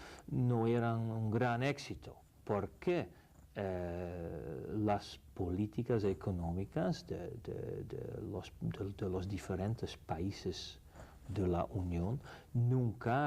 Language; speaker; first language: Spanish; non-native, fluent; Dutch